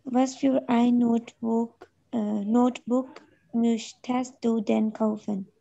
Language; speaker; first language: German; non-native, learner; Urdu